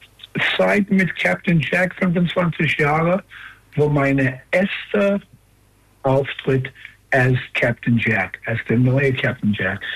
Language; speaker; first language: German; non-native, learner; English